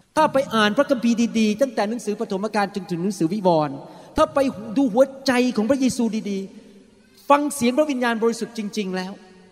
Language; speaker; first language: Thai; early bilingual, heritage; Thai